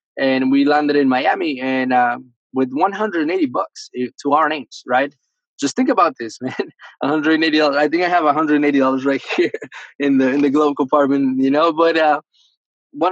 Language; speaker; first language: English; early bilingual, other home language; Spanish